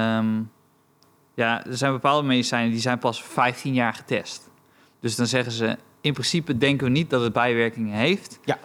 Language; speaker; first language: Dutch; early bilingual, other home language; Romanian